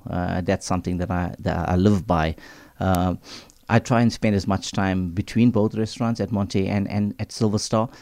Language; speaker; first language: English; native; English